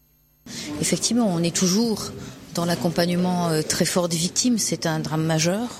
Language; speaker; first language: French; native; French